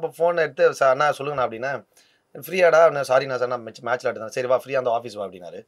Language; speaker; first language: Tamil; native; Tamil